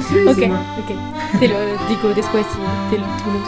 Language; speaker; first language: Spanish; non-native, learner; French